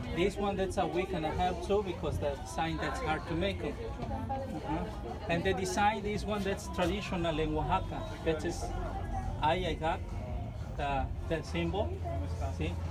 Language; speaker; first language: English; non-native, learner; Spanish